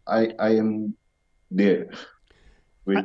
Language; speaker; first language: English; non-native, learner; Romanian